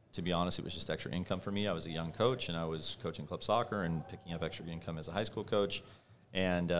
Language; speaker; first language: English; native; English